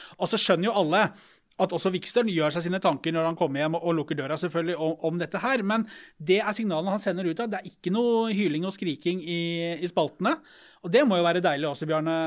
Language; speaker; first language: Norwegian; native; Norwegian